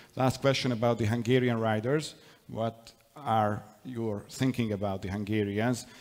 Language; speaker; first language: English; non-native, fluent; Hungarian